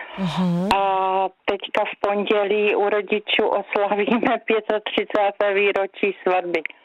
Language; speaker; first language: Czech; native; Czech